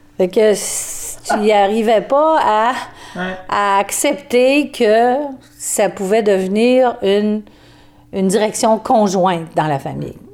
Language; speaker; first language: French; native; French